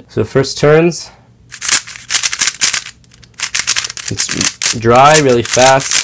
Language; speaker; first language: English; native; English